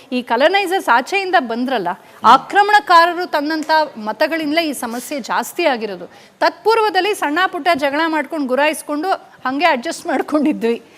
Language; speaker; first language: Kannada; native; Kannada